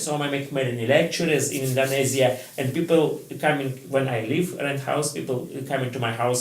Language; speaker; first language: English; non-native, learner; Russian